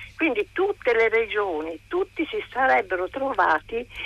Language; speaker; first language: Italian; native; Italian